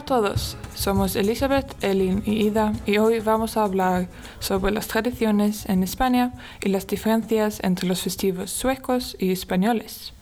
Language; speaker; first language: Spanish; non-native, learner; Swedish